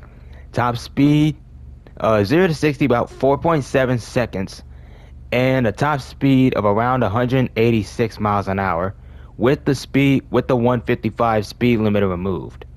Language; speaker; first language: English; native; English